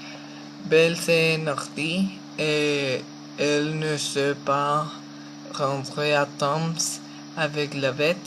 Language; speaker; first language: French; non-native, learner; Spanish